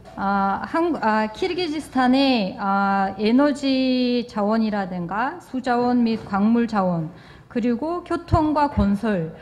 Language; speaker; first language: Korean; non-native, fluent; Kyrgyz